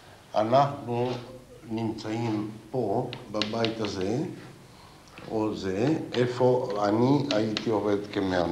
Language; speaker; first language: Hebrew; non-native, fluent; Ladino